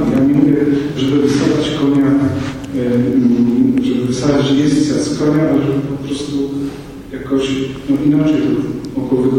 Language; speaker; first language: Polish; native; Polish